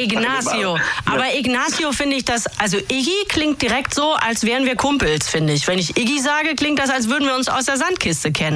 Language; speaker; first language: German; native; German